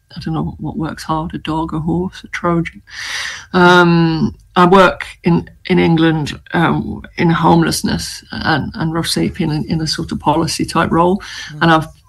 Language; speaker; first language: English; native; English